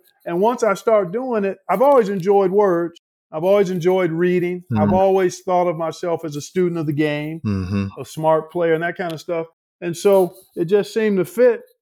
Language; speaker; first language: English; native; English